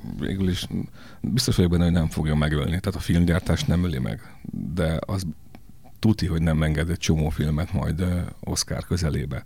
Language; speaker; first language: Hungarian; native; Hungarian